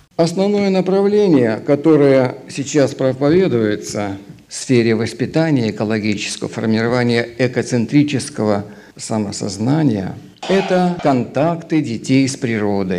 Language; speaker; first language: Russian; native; Russian